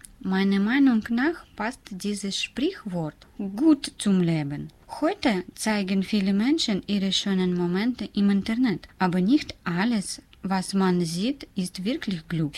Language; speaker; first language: German; non-native, learner; Russian